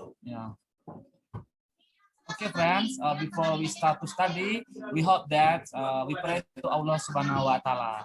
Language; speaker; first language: English; non-native, learner; Indonesian